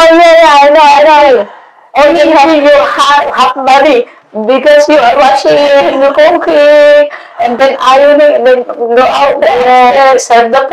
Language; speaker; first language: English; non-native, learner; Indonesian